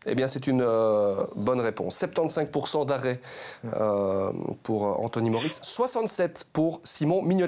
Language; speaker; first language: French; native; French